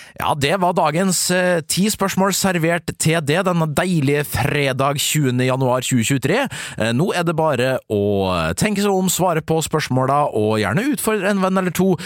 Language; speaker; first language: Norwegian; native; Norwegian